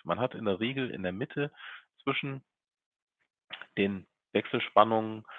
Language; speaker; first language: German; native; German